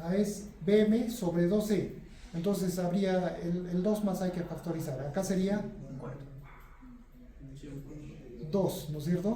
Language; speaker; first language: Spanish; native; Spanish